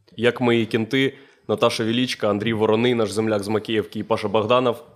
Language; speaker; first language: Ukrainian; native; Ukrainian